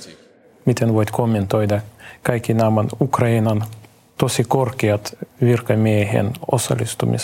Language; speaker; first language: Finnish; non-native, fluent; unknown